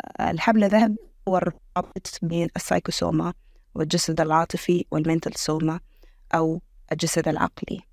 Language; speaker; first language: Arabic; native; Arabic